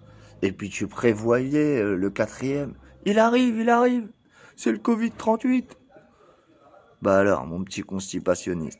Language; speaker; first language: French; native; French